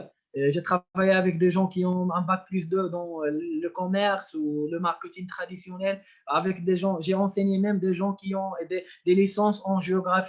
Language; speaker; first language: French; non-native, local second language; Arabic